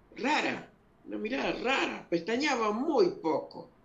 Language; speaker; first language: Spanish; early bilingual, other home language; Guarani